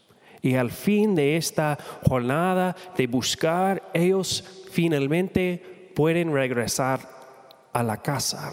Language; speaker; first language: Spanish; non-native, fluent; English